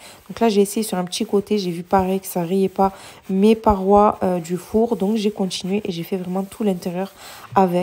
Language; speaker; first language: French; native; French